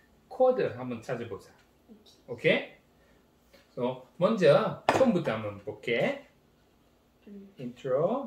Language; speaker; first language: Korean; non-native, learner; Dutch